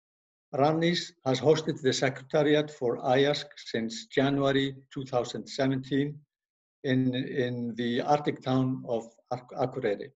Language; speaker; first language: English; non-native, fluent; Icelandic